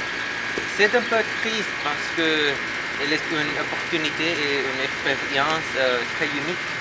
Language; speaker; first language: French; non-native, learner; Spanish